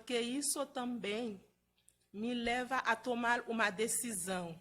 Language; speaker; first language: Portuguese; non-native, fluent; Haitian Creole